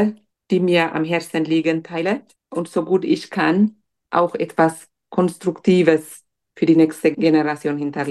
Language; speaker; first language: German; non-native, fluent; Tigrinya